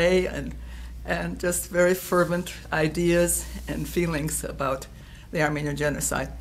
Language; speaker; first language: English; native; English